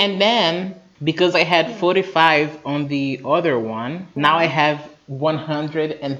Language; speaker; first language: English; non-native, fluent; Portuguese